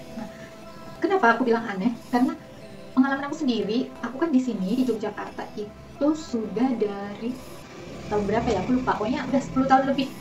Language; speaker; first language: Indonesian; native; Indonesian